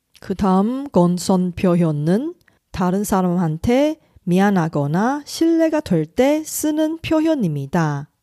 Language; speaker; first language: Korean; non-native, fluent; Chinese